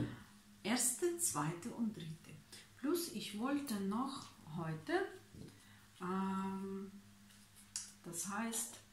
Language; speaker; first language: German; non-native, fluent; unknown